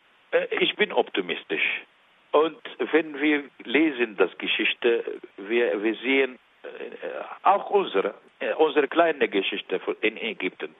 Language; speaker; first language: German; non-native, learner; Arabic